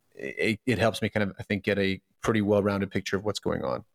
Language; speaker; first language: English; early bilingual, other home language; Russian